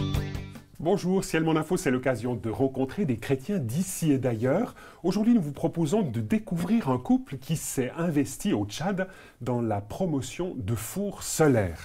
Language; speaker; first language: French; native; French